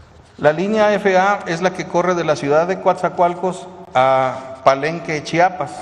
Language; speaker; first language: Spanish; native; Spanish